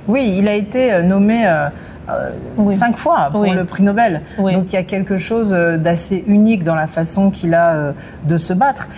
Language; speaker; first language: French; native; French